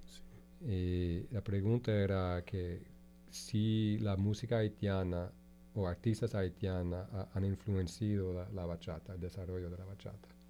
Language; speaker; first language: Spanish; non-native, fluent; English